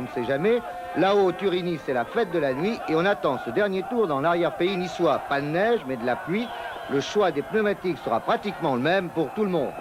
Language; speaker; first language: French; native; French